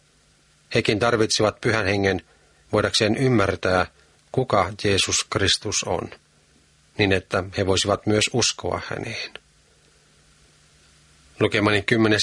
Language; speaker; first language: Finnish; native; Finnish